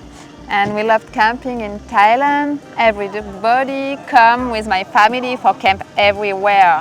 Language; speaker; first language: English; non-native, learner; French